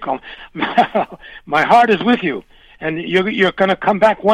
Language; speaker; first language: English; early bilingual, other home language; Spanish